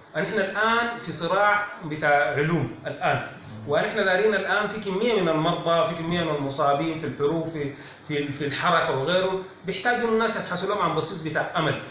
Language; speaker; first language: Arabic; native; Arabic